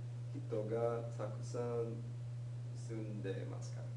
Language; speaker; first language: Japanese; non-native, learner; English